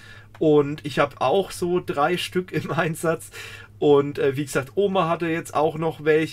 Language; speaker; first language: German; native; German